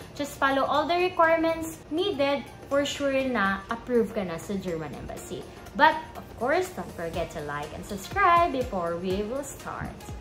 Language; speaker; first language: English; non-native, local second language; Filipino